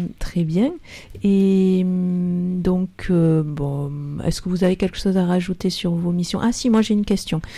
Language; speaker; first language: French; native; French